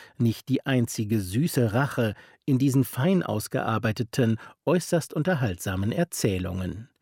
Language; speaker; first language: German; native; German